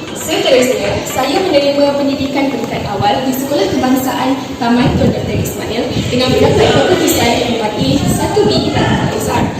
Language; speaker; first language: Malay; native; Malay